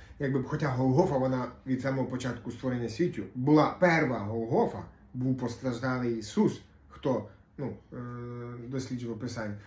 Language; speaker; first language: Ukrainian; native; Ukrainian